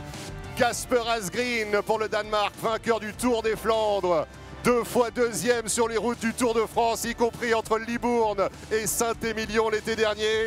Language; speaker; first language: French; native; French